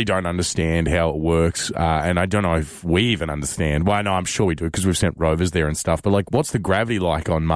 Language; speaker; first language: English; native; English